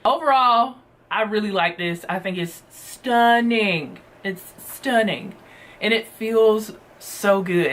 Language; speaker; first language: English; native; English